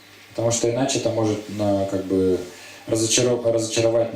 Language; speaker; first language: Russian; native; Russian